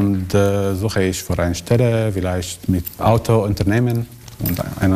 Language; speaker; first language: German; non-native, learner; Arabic